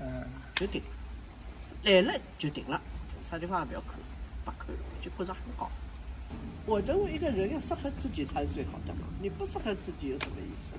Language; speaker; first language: Chinese; non-native, local second language; Wu Chinese